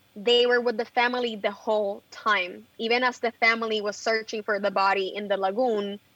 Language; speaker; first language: English; non-native, fluent; Spanish